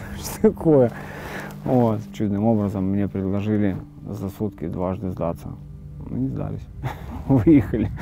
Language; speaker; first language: Russian; native; Russian